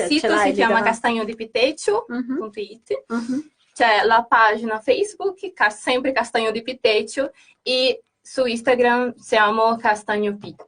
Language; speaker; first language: Italian; non-native, fluent; Portuguese